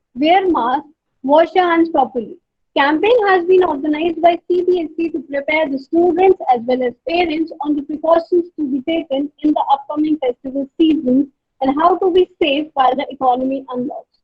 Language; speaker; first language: English; non-native, local second language; Hindi